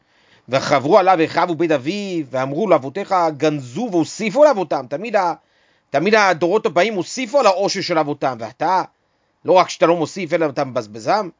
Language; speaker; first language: Hebrew; native; Hebrew